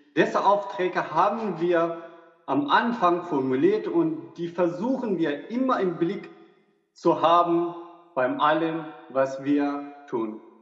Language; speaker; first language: German; non-native, fluent; Persian